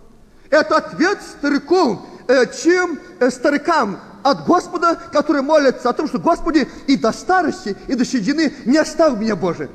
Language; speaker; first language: Russian; native; Russian